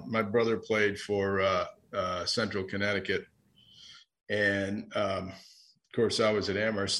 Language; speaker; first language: English; native; English